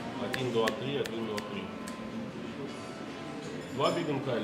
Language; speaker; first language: Russian; native; Russian